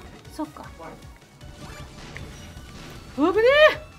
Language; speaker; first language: Japanese; native; Japanese